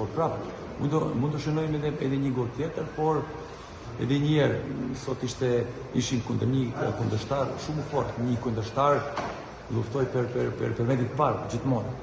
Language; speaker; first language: Albanian; non-native, learner; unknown